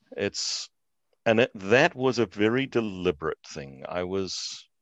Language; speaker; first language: English; native; English